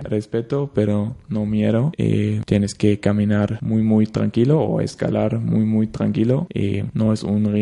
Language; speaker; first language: Spanish; non-native, learner; German